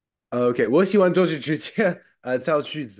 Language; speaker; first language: Chinese; non-native, fluent; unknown